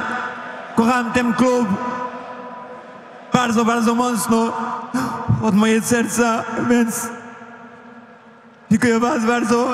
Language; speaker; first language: Polish; non-native, learner; Portuguese